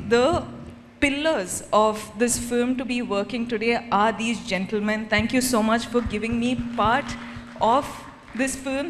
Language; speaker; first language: Telugu; non-native, fluent; Kodava